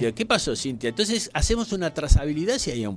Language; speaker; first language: Spanish; native; Spanish